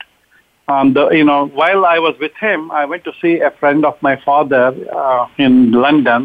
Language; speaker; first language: English; non-native, local second language; Kannada